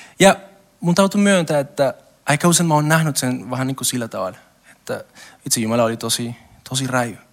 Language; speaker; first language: Finnish; non-native, learner; Spanish